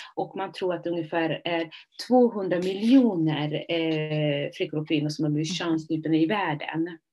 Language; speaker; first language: Swedish; early bilingual, other home language; Somali